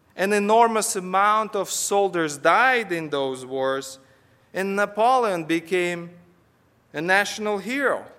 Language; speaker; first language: English; non-native, fluent; Russian